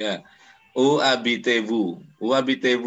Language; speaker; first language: French; non-native, fluent; Indonesian